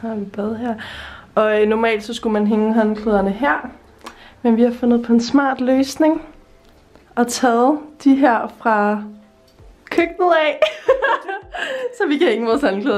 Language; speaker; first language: Danish; native; Danish